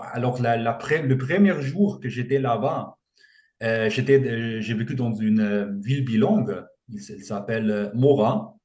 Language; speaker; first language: French; non-native, fluent; German